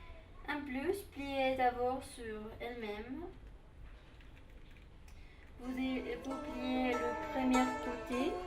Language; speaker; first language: French; non-native, learner; Spanish